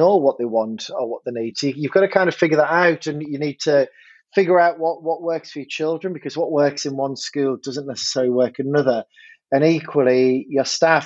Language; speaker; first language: English; native; English